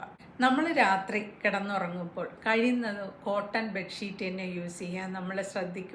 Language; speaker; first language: Malayalam; native; Malayalam